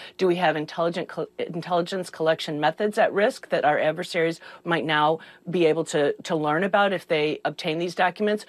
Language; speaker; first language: English; native; English